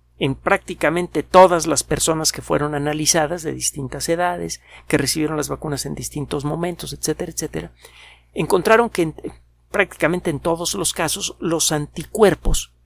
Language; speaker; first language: Spanish; native; Spanish